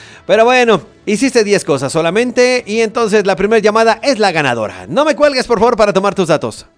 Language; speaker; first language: Spanish; native; Spanish